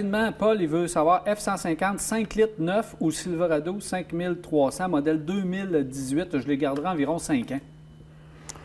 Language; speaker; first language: French; native; French